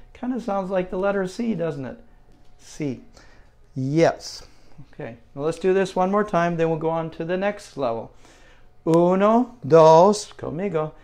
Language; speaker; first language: English; native; English